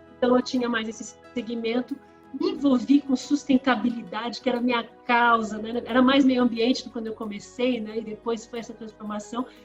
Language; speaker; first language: Portuguese; early bilingual, other home language; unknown